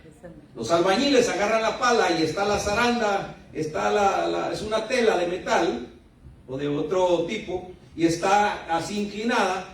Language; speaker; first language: Spanish; native; Spanish